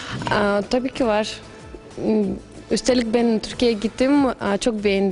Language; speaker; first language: Turkish; non-native, fluent; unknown